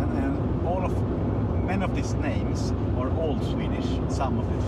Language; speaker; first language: English; non-native, fluent; Swedish